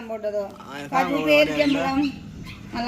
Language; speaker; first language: Tamil; native; Tamil